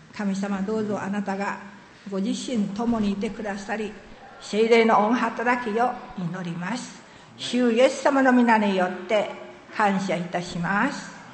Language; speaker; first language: Japanese; non-native, fluent; Min Nan Chinese